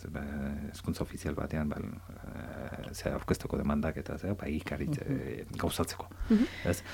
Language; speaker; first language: Basque; native; Basque